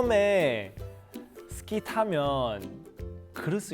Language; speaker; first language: Korean; non-native, fluent; Cantonese